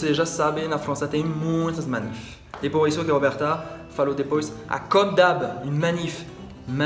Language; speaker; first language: Portuguese; non-native, fluent; French